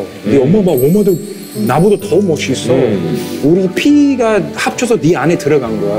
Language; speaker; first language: Korean; non-native, fluent; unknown